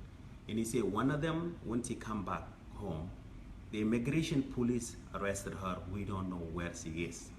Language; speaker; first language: English; non-native, fluent; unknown